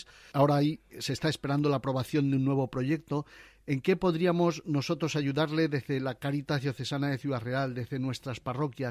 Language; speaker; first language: Spanish; native; Spanish